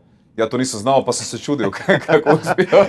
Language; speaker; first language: Croatian; native; Croatian